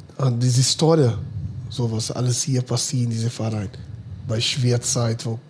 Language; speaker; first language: German; non-native, fluent; Portuguese